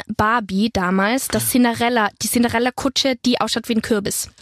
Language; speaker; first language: German; native; German